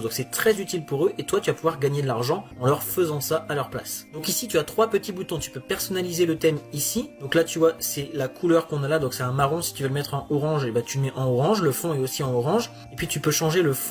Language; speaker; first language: French; native; French